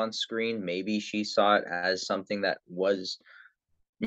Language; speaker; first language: English; native; English